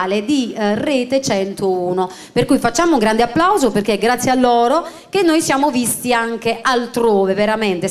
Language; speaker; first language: Italian; native; Italian